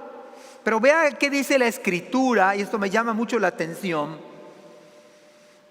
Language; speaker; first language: Spanish; native; Spanish